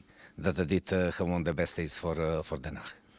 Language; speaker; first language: Dutch; non-native, fluent; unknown